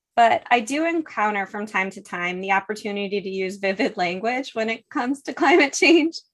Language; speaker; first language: English; native; English